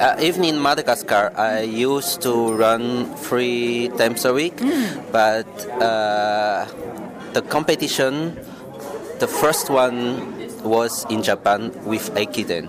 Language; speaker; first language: English; non-native, fluent; Malagasy